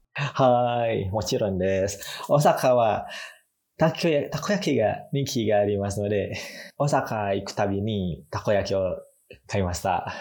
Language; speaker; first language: Japanese; non-native, learner; Indonesian